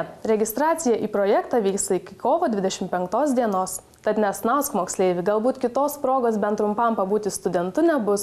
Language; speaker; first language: Lithuanian; native; Lithuanian